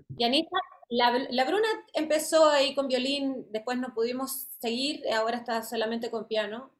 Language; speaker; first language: Spanish; native; Spanish